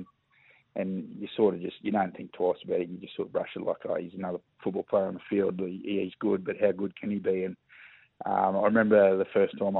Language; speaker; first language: English; native; English